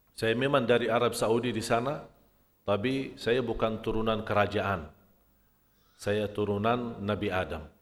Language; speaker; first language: Malay; non-native, fluent; Arabic